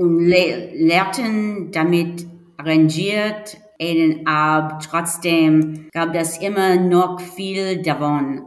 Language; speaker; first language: German; non-native, learner; English